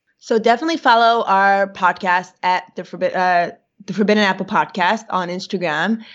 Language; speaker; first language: English; native; English